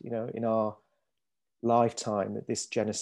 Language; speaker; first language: English; native; English